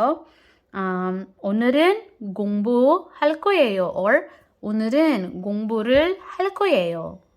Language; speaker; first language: Korean; non-native, fluent; Filipino